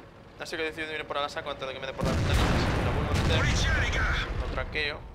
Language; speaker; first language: Spanish; native; Spanish